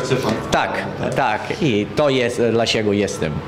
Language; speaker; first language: Polish; non-native, learner; Italian